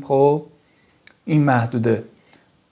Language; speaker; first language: Persian; native; Persian